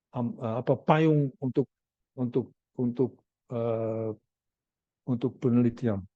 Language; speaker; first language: Indonesian; non-native, learner; Dutch